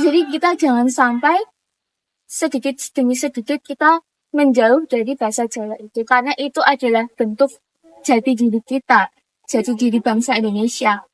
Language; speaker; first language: Indonesian; non-native, local second language; Javanese